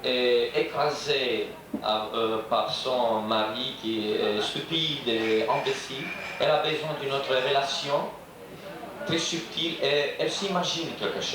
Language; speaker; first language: French; non-native, fluent; Romanian